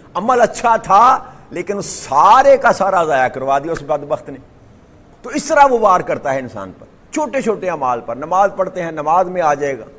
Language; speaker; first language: Urdu; non-native, local second language; Punjabi